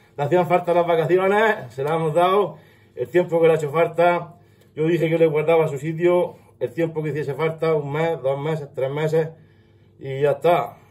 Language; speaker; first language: Spanish; native; Spanish